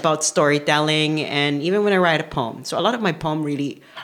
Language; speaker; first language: English; non-native, local second language; Filipino